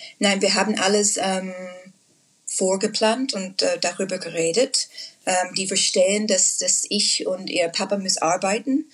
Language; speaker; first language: German; non-native, learner; English